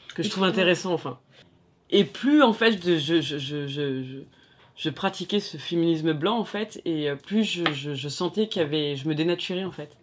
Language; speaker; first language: French; native; French